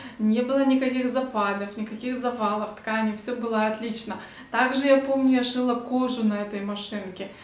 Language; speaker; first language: Russian; native; Russian